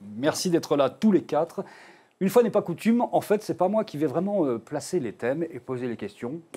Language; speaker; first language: French; native; French